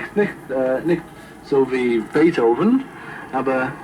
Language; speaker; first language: German; non-native, learner; English